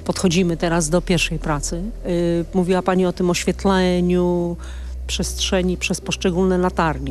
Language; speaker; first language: Polish; native; Polish